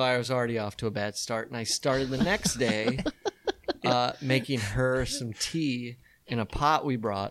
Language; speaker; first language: English; native; English